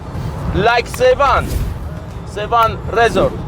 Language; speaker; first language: English; non-native, learner; Armenian